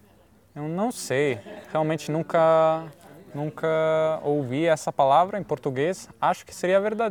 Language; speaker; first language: Portuguese; non-native, fluent; Italian